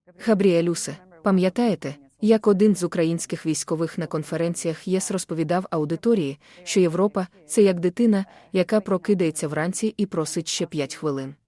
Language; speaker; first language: Ukrainian; native; Ukrainian